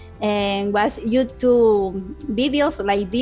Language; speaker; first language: English; non-native, learner; Spanish